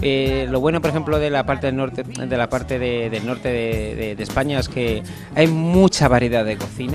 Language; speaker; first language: Spanish; native; Spanish